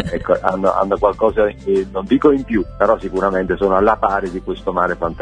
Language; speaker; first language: Italian; native; Italian